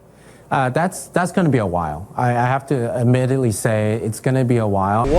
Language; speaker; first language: English; native; English